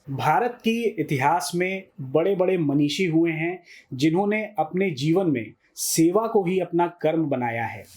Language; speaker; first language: Hindi; native; Hindi